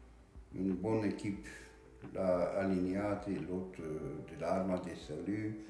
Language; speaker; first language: French; non-native, learner; Romanian